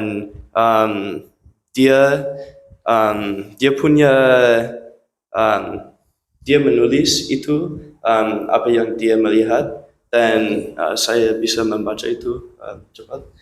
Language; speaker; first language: Indonesian; non-native, learner; English